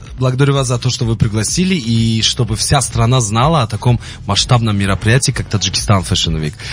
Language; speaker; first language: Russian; non-native, local second language; Tajik